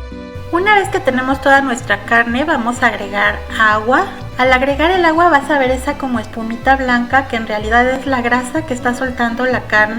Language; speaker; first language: Spanish; native; Spanish